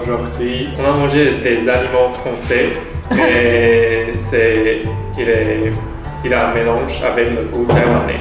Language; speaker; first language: French; non-native, learner; Chinese